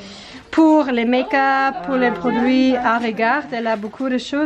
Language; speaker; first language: French; non-native, learner; Filipino